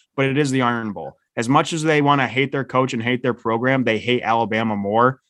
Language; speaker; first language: English; native; English